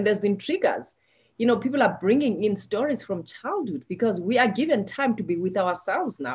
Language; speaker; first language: English; non-native, local second language; Xhosa